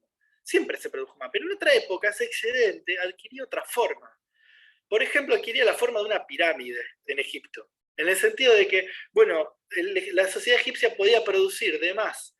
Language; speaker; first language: Spanish; native; Spanish